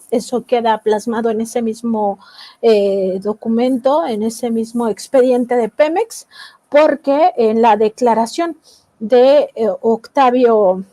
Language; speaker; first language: Spanish; native; Spanish